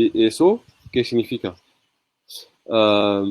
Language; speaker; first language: Spanish; non-native, learner; French